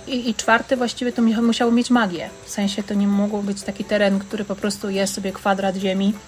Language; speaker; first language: Polish; native; Polish